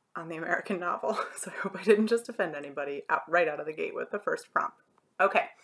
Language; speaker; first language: English; native; English